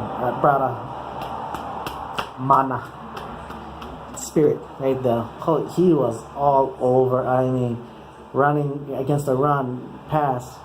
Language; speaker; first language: English; native; English